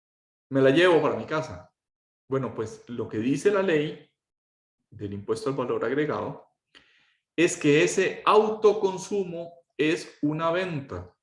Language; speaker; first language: Spanish; native; Spanish